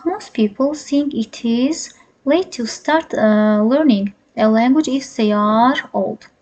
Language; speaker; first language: English; non-native, fluent; Azerbaijani